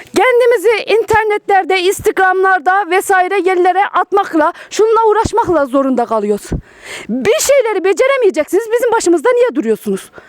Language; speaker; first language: Turkish; native; Turkish